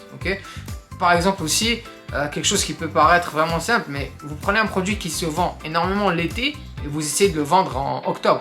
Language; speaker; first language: French; native; French